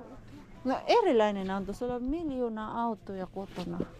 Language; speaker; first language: Finnish; non-native, learner; Filipino